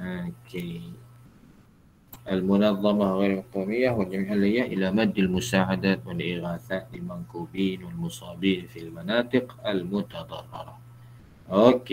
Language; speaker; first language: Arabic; non-native, fluent; Malay